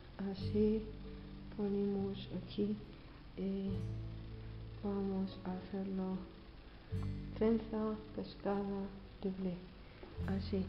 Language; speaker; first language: Spanish; non-native, learner; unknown